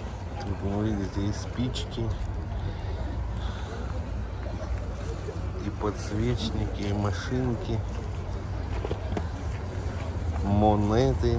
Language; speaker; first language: Russian; native; Russian